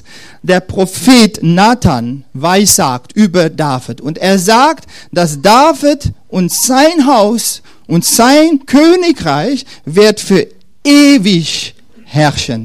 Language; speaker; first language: German; non-native, fluent; Dutch